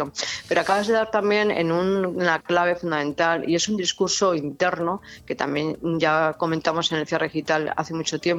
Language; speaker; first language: Spanish; native; Spanish